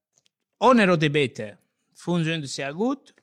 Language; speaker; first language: German; non-native, learner; Italian